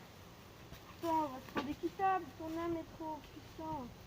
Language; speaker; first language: French; native; French